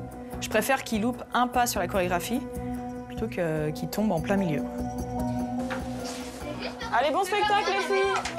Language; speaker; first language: French; native; French